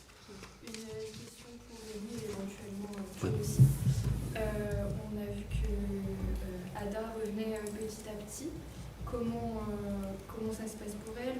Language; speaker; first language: French; native; French